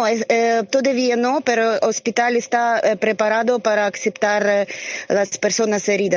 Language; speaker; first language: Spanish; non-native, learner; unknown